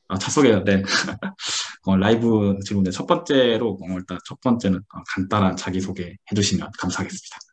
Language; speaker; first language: Korean; native; Korean